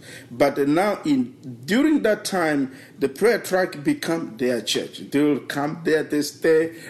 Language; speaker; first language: English; non-native, learner; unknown